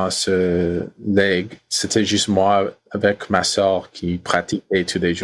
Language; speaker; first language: French; non-native, learner; English